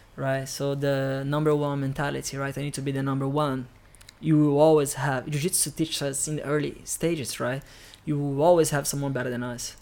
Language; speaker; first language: English; non-native, fluent; Portuguese